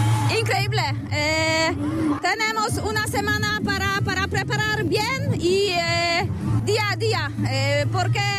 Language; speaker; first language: Spanish; non-native, learner; Polish